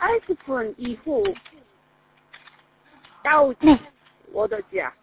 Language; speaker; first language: Chinese; non-native, learner; Korean